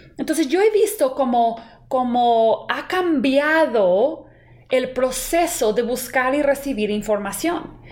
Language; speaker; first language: Spanish; non-native, fluent; English